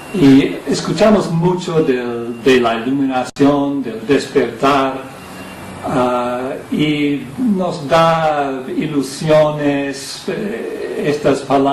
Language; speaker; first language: Spanish; non-native, fluent; English